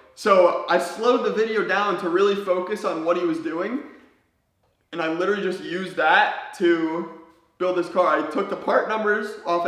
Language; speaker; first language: English; native; English